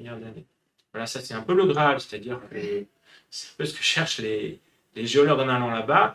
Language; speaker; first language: French; native; French